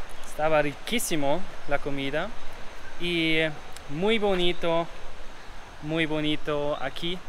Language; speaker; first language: Spanish; non-native, learner; German